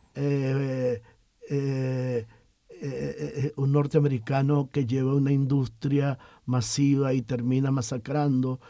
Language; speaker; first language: Spanish; native; Spanish